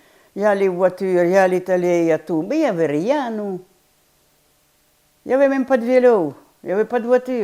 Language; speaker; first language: French; non-native, fluent; Polish